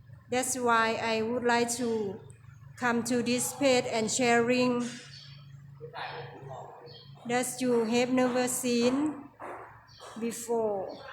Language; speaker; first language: English; non-native, learner; Thai